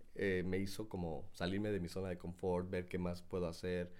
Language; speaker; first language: Spanish; native; Spanish